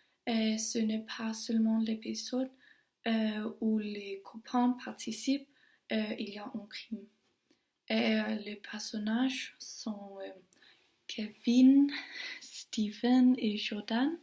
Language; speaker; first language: French; non-native, learner; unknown